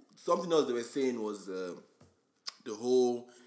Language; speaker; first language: English; non-native, local second language; Yoruba